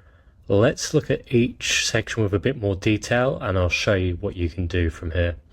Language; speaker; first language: English; native; English